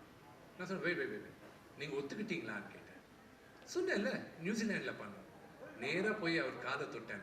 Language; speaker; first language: Tamil; non-native, local second language; Telugu